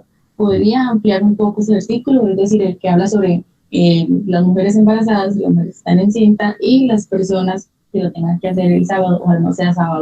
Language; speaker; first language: Spanish; native; Spanish